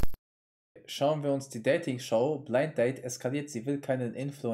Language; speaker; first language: German; native; German